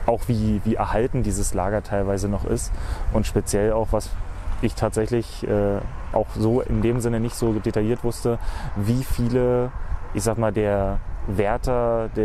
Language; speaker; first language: German; native; German